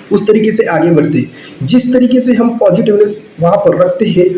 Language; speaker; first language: Hindi; non-native, local second language; Marathi